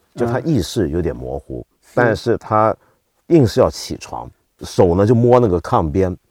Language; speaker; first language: Chinese; native; Chinese